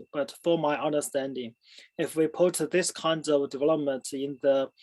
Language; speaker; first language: English; non-native, fluent; Chinese